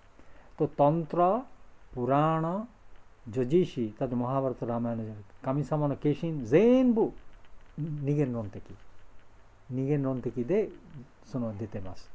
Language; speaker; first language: Japanese; non-native, fluent; Bangla